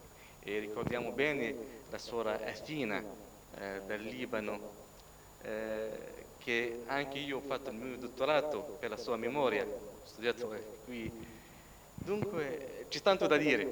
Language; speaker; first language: Italian; non-native, fluent; Arabic